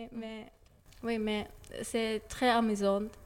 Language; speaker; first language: French; non-native, learner; Japanese